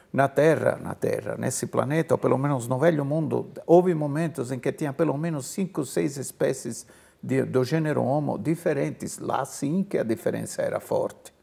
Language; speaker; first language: Portuguese; non-native, fluent; Italian